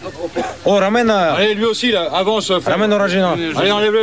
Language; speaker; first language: French; native; French